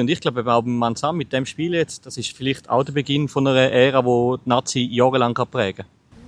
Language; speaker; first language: German; native; German